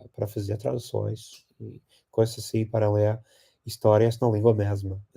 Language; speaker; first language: Portuguese; non-native, fluent; English